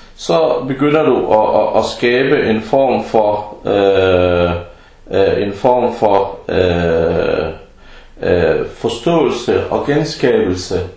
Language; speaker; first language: Danish; early bilingual, other home language; Arabic